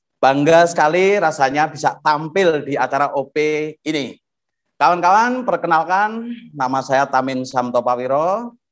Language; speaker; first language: Indonesian; non-native, local second language; Javanese